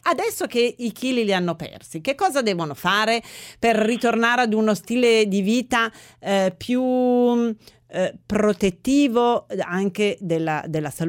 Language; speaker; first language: Italian; native; Italian